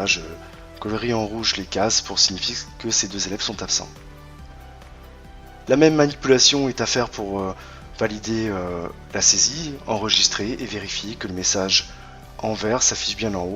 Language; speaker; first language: French; native; French